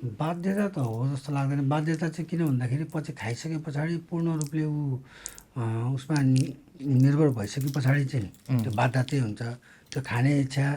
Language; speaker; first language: Nepali; native; Nepali